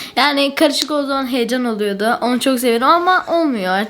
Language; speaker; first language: Turkish; native; Turkish